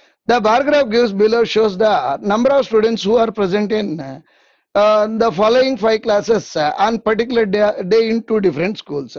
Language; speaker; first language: English; non-native, local second language; Telugu